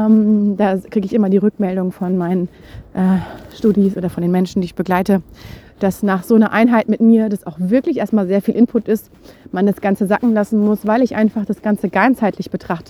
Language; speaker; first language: German; native; German